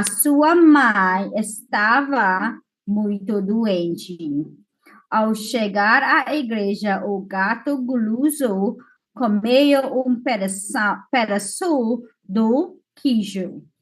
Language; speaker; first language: Portuguese; non-native, fluent; English